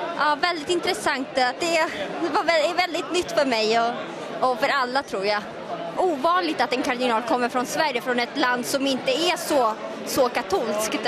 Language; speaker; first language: Swedish; early bilingual, heritage; Italian